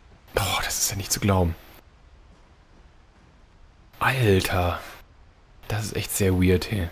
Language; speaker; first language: German; native; German